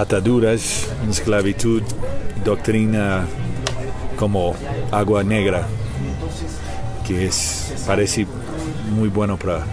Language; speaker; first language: Spanish; non-native, learner; English